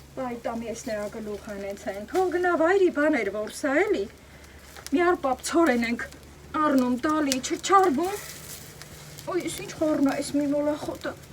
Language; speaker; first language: Armenian; native; Armenian